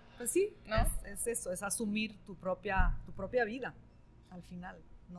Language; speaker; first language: Spanish; non-native, fluent; Italian